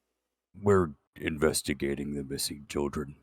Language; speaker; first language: English; native; English